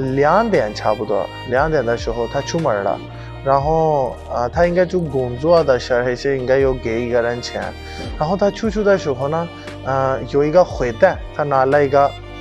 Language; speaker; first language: Chinese; non-native, fluent; Urdu